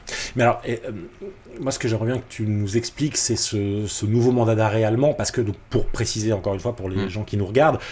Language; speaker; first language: French; native; French